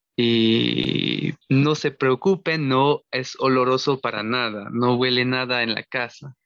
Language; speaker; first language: Spanish; non-native, fluent; French